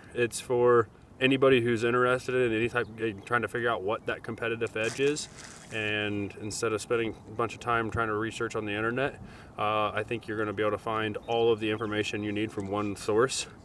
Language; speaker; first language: English; native; English